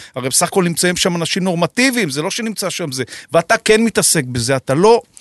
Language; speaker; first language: Hebrew; native; Hebrew